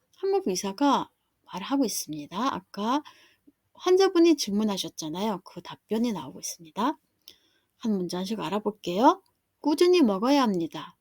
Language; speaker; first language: Korean; non-native, fluent; Mongolian